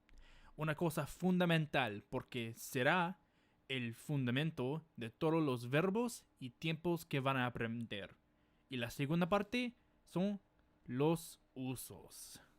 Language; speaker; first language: Spanish; non-native, fluent; English